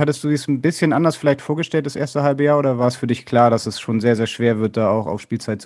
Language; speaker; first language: German; native; German